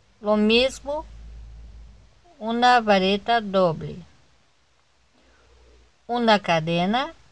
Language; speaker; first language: Spanish; non-native, learner; Portuguese